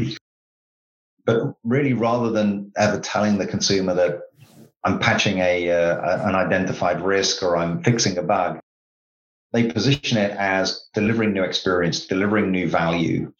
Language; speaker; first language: English; native; English